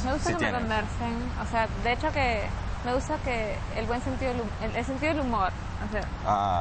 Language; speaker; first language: Spanish; native; Spanish